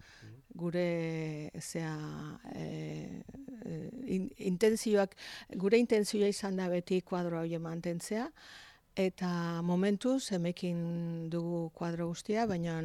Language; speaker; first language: Basque; native; Basque